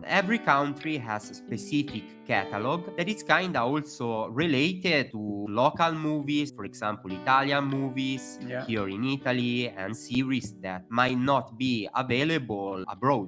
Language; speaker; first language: English; non-native, fluent; Italian